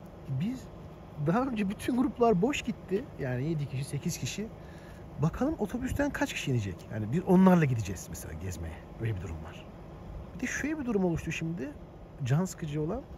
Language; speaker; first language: Turkish; native; Turkish